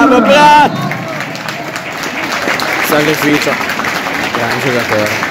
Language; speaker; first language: Italian; native; Italian